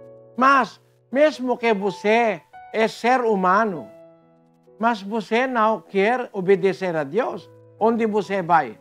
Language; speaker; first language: Portuguese; non-native, fluent; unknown